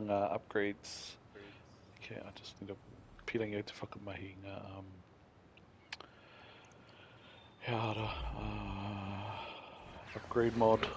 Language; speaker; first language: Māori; non-native, local second language; English